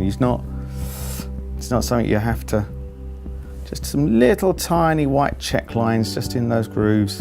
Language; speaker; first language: English; native; English